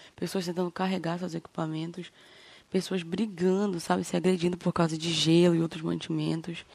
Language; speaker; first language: Portuguese; native; Portuguese